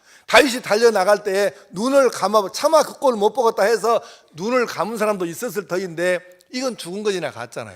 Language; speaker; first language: Korean; native; Korean